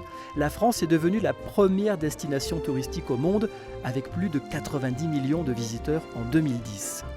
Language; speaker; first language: French; native; French